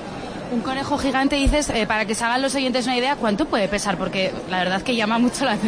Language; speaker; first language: Spanish; native; Spanish